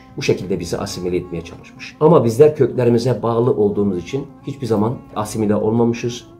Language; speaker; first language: Turkish; native; Turkish